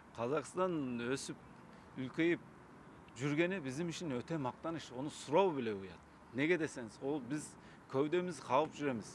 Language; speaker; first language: Kazakh; early bilingual, heritage; Kazakh